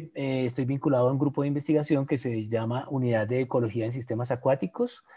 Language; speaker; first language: Spanish; native; Spanish